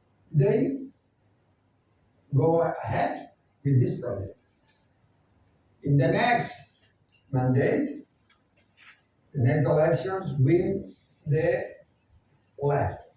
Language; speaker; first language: English; non-native, fluent; Spanish